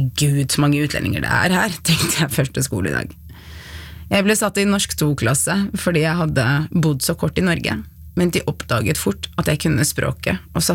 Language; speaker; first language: Norwegian; early bilingual, other home language; Arabic